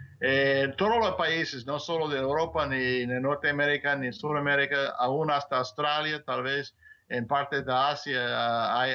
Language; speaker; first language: Spanish; non-native, fluent; English